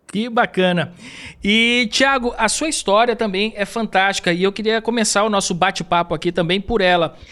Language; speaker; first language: Portuguese; native; Portuguese